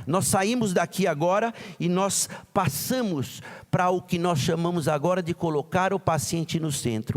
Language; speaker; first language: Portuguese; native; Portuguese